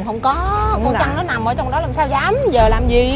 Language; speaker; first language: Vietnamese; native; Vietnamese